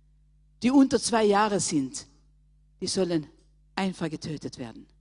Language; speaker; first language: German; non-native, fluent; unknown